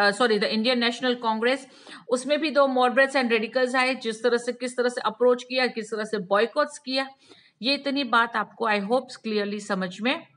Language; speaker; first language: Hindi; non-native, local second language; Gujarati